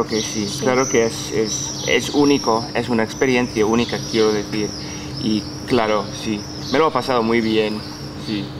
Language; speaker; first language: Spanish; non-native, learner; English